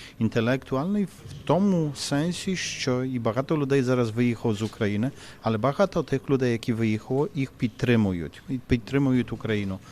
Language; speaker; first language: Ukrainian; non-native, fluent; Polish